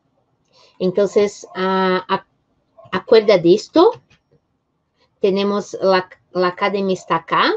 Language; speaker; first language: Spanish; non-native, fluent; Portuguese